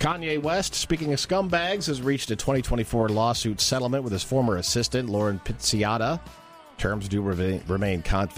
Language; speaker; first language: English; native; English